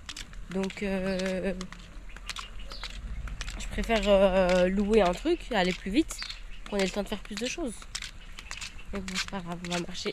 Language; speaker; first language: French; native; French